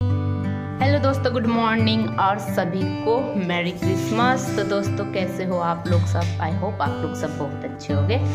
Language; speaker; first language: Hindi; native; Hindi